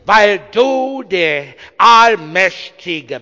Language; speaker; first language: German; non-native, learner; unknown